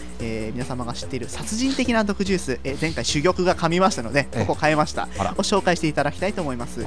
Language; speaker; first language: Japanese; native; Japanese